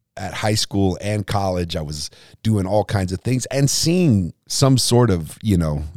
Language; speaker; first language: English; native; English